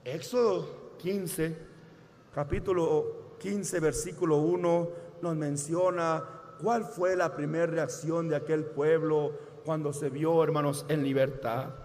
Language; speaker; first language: Spanish; native; Spanish